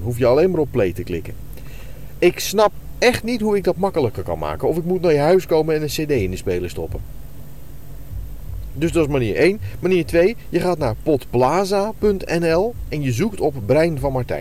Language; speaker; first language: Dutch; native; Dutch